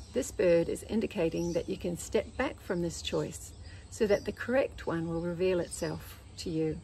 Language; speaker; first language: English; native; English